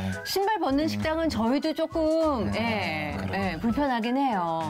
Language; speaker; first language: Korean; native; Korean